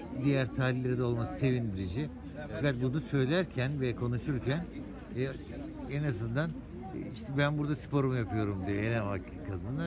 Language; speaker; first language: Turkish; native; Turkish